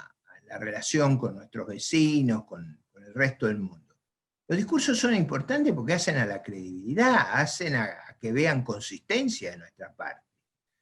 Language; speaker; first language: Spanish; native; Spanish